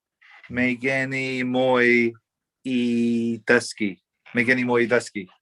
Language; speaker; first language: Welsh; non-native, learner; English